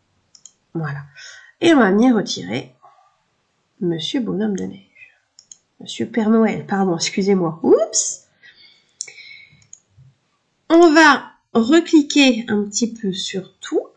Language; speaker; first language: French; native; French